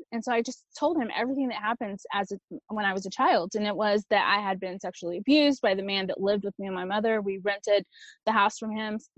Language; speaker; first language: English; early bilingual, other home language; Spanish